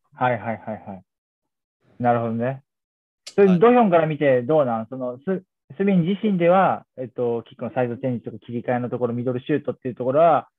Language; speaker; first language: Japanese; native; Japanese